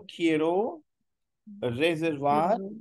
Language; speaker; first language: Spanish; non-native, fluent; Hindi